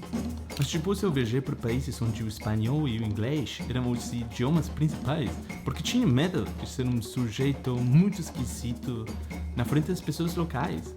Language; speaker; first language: Portuguese; non-native, fluent; Spanish